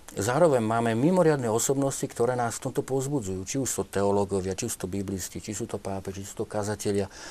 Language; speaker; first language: Slovak; native; Slovak